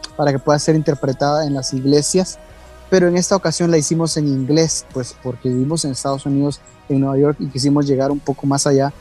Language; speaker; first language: Spanish; native; Spanish